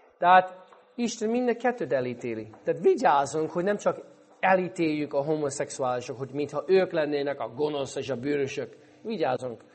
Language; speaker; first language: Hungarian; non-native, fluent; English